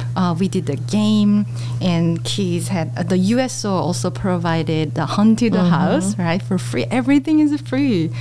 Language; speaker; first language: English; non-native, fluent; Korean